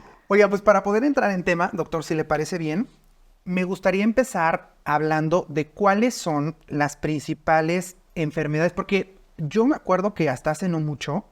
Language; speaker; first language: Spanish; native; Spanish